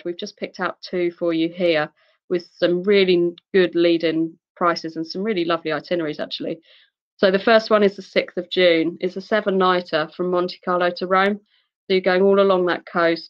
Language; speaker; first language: English; native; English